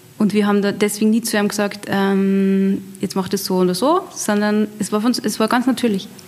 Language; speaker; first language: German; native; German